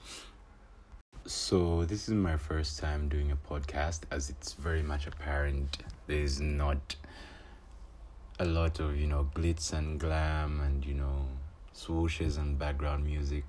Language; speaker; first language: English; non-native, local second language; Bemba